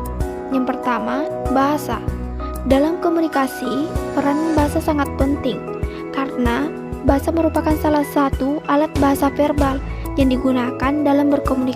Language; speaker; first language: Indonesian; native; Indonesian